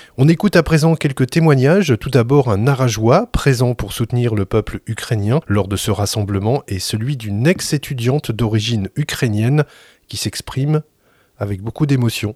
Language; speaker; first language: French; native; French